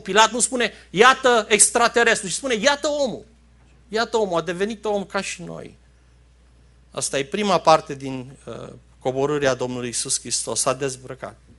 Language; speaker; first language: Romanian; native; Romanian